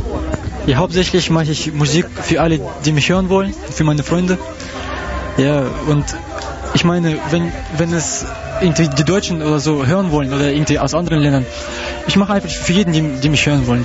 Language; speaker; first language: German; early bilingual, other home language; Russian